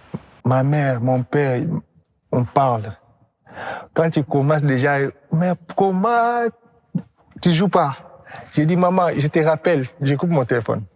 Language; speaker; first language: French; non-native, local second language; Lingala